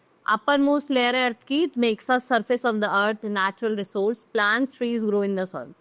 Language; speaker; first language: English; non-native, local second language; Hindi